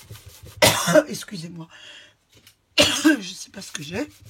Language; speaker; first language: French; native; French